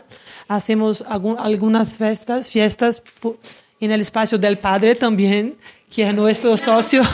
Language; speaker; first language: Spanish; non-native, learner; Portuguese